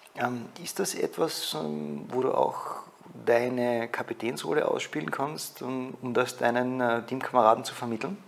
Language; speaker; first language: German; native; German